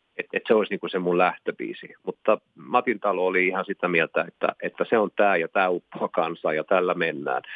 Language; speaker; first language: Finnish; non-native, local second language; Swedish